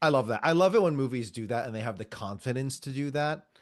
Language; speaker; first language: English; native; English